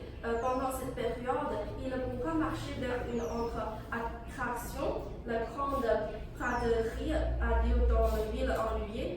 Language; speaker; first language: French; non-native, learner; Chinese